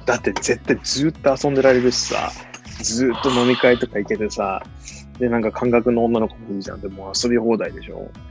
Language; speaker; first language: Japanese; native; Japanese